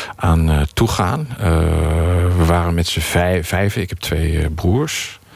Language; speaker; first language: Dutch; native; Dutch